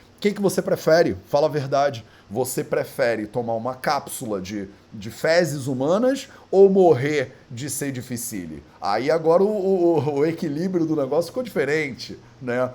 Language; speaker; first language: Portuguese; native; Portuguese